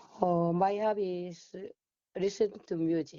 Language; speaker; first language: English; non-native, learner; Korean